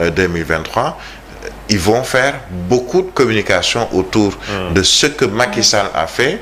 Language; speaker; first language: French; non-native, local second language; Wolof